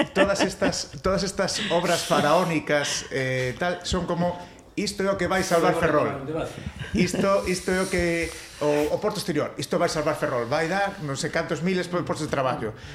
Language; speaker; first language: Galician; native; Galician